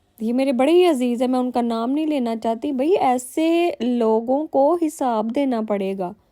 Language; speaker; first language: Urdu; non-native, local second language; Punjabi